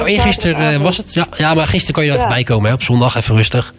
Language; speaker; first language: Dutch; native; Dutch